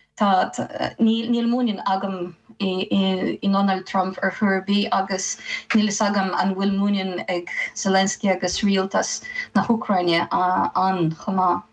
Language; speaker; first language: Irish; non-native, fluent; Ukrainian